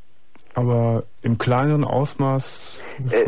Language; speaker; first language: German; native; German